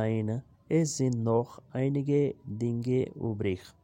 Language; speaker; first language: German; non-native, learner; Urdu